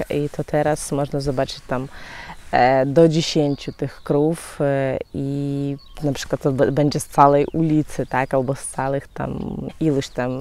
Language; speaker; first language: Polish; non-native, fluent; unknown